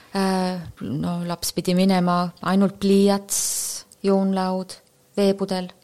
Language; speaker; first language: Estonian; native; Estonian